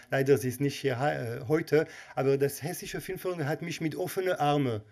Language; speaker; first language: German; non-native, learner; Hebrew